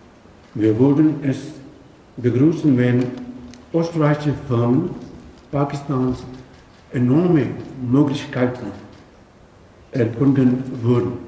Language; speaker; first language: German; non-native, learner; Punjabi